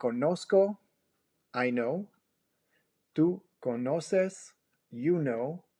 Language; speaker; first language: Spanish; non-native, fluent; English